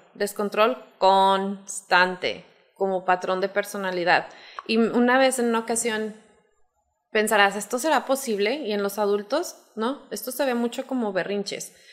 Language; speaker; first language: Spanish; native; Spanish